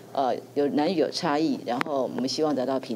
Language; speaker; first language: Chinese; native; Chinese